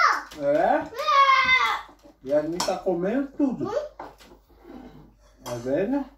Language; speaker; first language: Portuguese; native; Portuguese